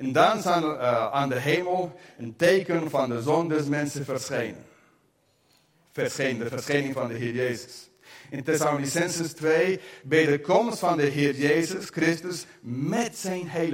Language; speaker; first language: Dutch; non-native, fluent; English